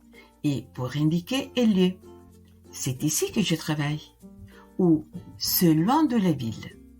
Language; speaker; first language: French; non-native, fluent; Italian